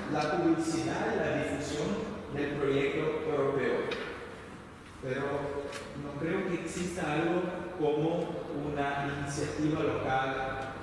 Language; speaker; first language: Spanish; non-native, fluent; Portuguese